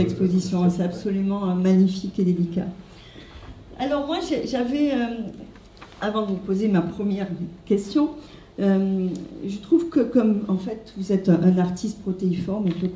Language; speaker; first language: French; native; French